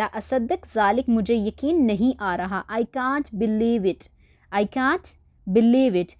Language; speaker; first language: Urdu; native; Urdu